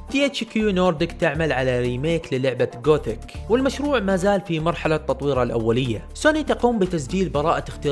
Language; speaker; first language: Arabic; native; Arabic